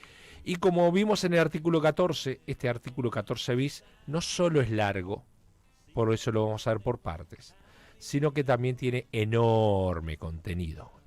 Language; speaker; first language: Spanish; native; Spanish